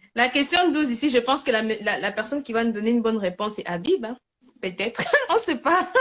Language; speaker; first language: French; native; French